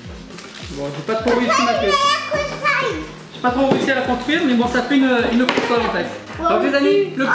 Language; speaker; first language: French; native; French